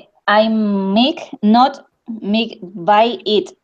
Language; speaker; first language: English; non-native, learner; Spanish